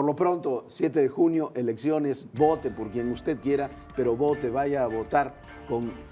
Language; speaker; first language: Spanish; native; Spanish